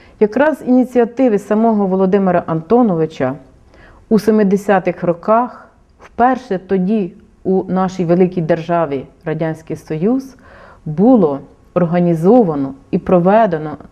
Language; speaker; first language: Ukrainian; native; Ukrainian